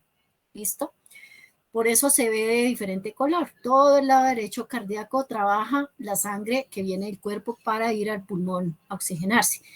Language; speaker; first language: Spanish; native; Spanish